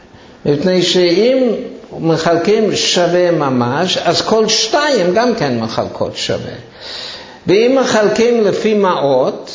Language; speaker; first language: Hebrew; non-native, fluent; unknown